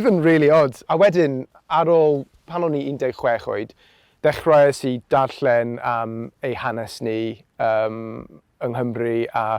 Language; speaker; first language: Welsh; non-native, local second language; English